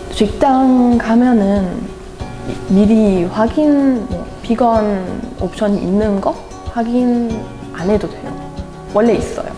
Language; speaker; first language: Korean; non-native, fluent; German